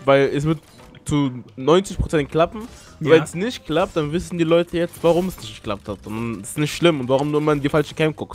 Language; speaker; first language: German; native; German